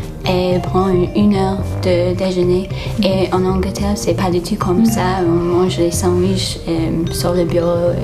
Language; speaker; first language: French; non-native, fluent; English